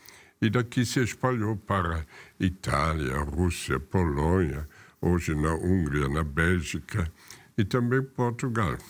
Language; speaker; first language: Portuguese; non-native, fluent; German